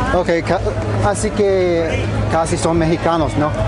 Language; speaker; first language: Spanish; non-native, learner; English